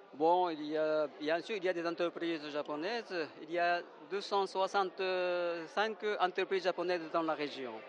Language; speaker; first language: French; non-native, fluent; Japanese